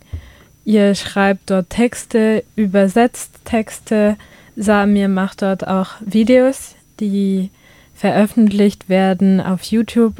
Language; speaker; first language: German; native; German